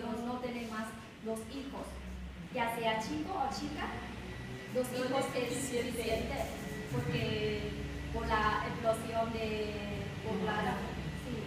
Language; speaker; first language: Spanish; non-native, learner; Vietnamese